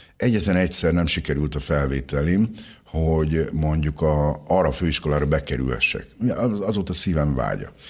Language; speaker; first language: Hungarian; native; Hungarian